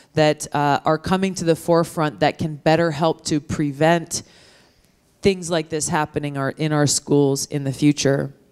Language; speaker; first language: English; native; English